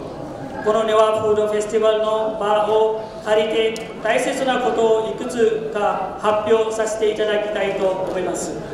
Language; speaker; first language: Japanese; non-native, fluent; Newari